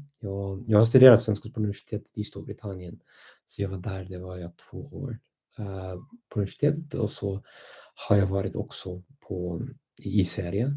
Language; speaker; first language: Swedish; non-native, fluent; English